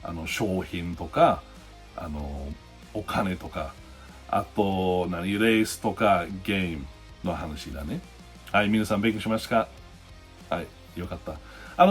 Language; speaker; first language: Japanese; non-native, fluent; English